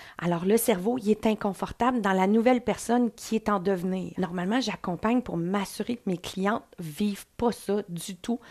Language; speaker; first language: French; native; French